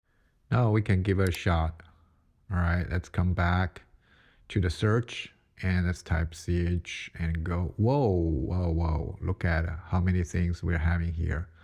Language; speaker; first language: English; non-native, fluent; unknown